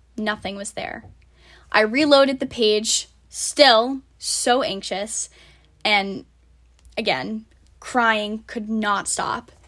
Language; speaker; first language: English; native; English